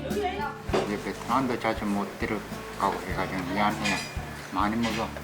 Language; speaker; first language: Korean; native; Korean